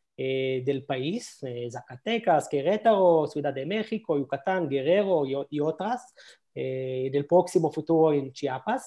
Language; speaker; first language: Spanish; non-native, learner; Hebrew